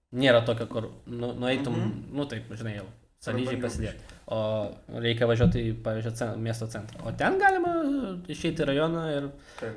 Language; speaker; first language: Lithuanian; non-native, local second language; Russian